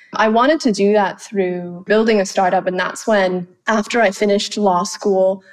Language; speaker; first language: English; non-native, fluent; Thai